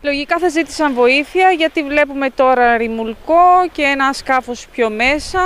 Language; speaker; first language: Greek; native; Greek